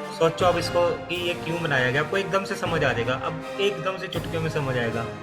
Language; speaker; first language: Hindi; native; Hindi